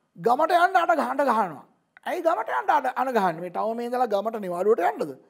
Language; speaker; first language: Sinhala; non-native, local second language; Tamil